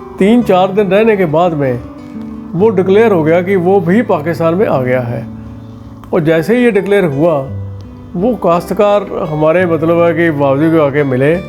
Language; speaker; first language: Hindi; non-native, local second language; Punjabi